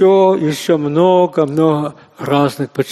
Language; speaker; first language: Russian; native; Russian